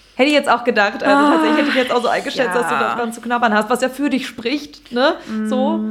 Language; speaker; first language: German; early bilingual, heritage; Dutch